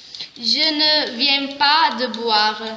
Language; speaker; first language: French; non-native, learner; Italian